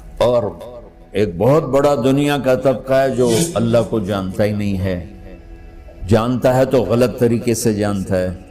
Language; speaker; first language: Urdu; non-native, local second language; Punjabi